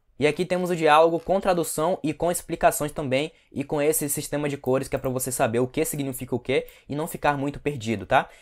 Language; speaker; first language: Portuguese; native; Portuguese